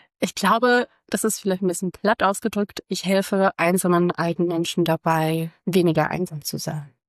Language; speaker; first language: German; early bilingual, other home language; Croatian